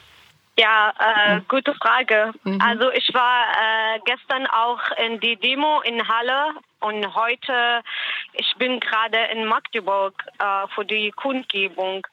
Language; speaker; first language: German; non-native, learner; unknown